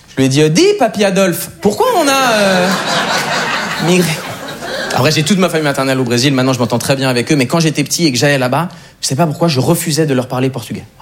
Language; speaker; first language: French; native; French